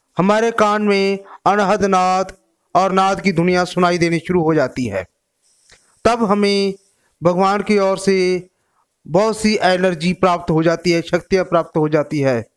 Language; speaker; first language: Hindi; non-native, local second language; Punjabi